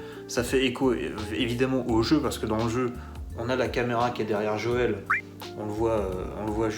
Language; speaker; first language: French; native; French